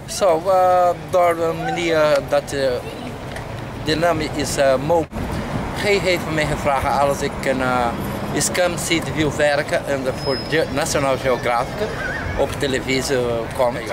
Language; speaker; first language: Dutch; non-native, learner; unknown